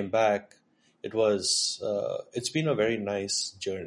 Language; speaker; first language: English; non-native, local second language; Marathi